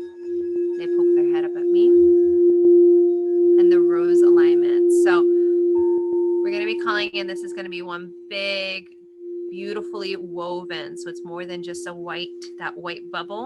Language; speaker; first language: English; native; English